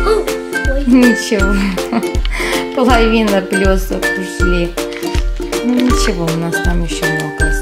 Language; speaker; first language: Russian; native; Russian